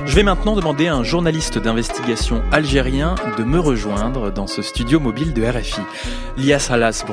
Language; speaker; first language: French; native; French